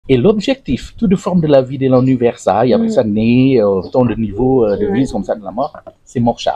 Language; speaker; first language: French; non-native, learner; Indonesian